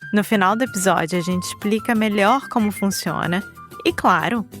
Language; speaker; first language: Portuguese; native; Portuguese